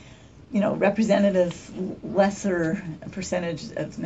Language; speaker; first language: English; native; English